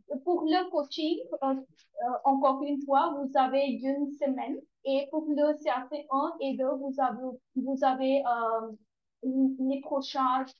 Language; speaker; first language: French; non-native, learner; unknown